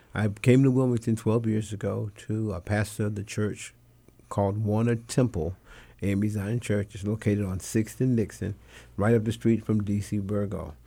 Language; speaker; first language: English; non-native, fluent; Spanish